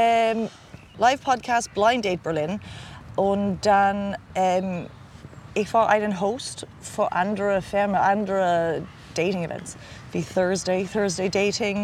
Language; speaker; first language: German; non-native, learner; English